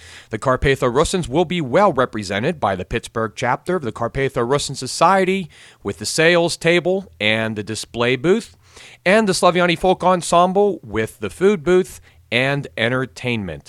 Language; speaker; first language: English; native; English